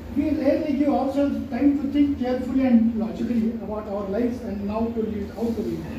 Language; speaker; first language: English; non-native, local second language; Marathi